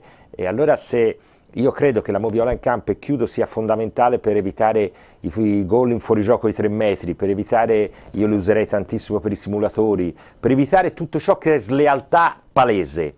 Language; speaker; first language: Italian; native; Italian